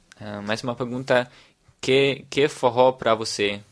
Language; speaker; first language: Portuguese; non-native, learner; German